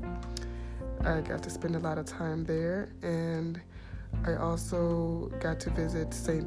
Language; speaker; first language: English; native; English